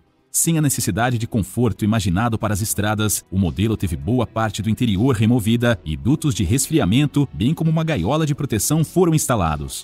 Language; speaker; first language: Portuguese; native; Portuguese